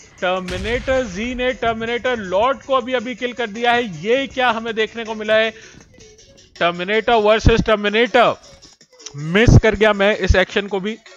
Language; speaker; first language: Urdu; native; Urdu